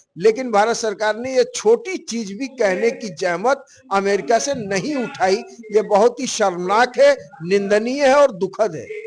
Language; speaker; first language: Hindi; native; Hindi